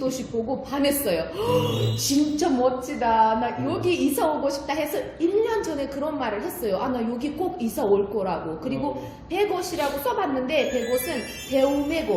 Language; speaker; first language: Korean; non-native, fluent; Uzbek